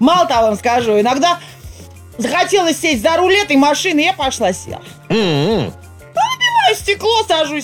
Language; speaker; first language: Russian; native; Russian